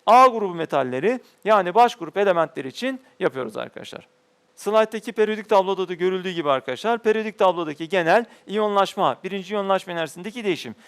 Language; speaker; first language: Turkish; native; Turkish